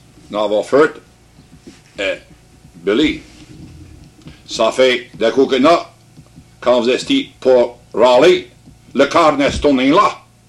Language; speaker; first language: French; early bilingual, heritage; French